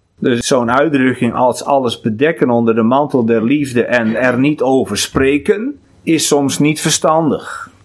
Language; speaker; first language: Dutch; non-native, local second language; Western Frisian